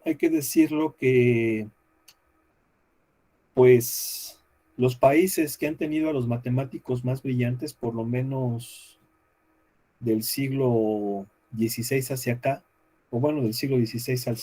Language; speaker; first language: Spanish; native; Spanish